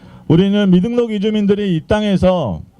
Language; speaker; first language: Korean; native; Korean